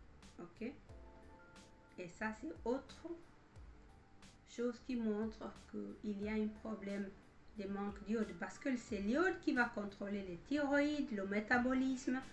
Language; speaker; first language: French; non-native, fluent; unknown